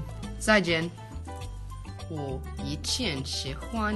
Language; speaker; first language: Chinese; non-native, learner; English